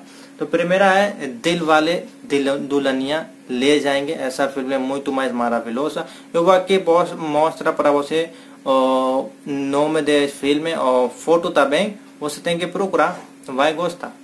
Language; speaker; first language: Portuguese; non-native, learner; Hindi